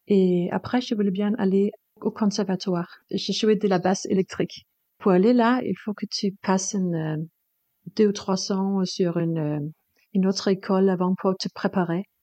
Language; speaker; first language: French; non-native, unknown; Danish